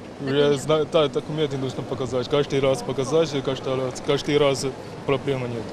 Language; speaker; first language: Russian; non-native, learner; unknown